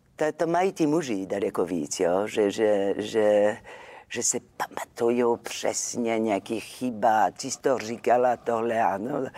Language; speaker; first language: Czech; non-native, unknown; French